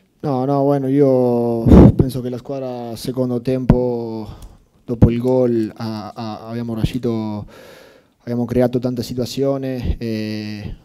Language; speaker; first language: Italian; non-native, fluent; Spanish